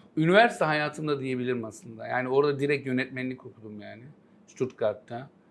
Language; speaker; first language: Turkish; early bilingual, heritage; Turkish